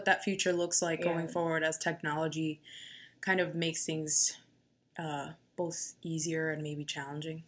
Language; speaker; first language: English; native; English